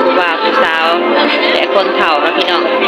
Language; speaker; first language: Thai; non-native, local second language; Lao